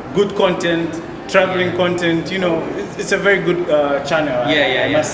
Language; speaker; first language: English; non-native, fluent; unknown